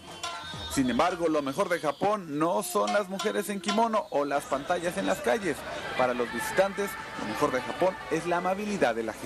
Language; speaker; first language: Spanish; native; Spanish